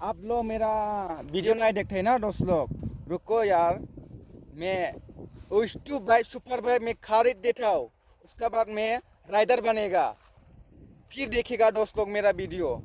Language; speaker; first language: Hindi; non-native, local second language; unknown